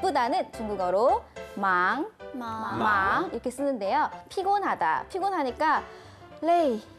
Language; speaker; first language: Korean; native; Korean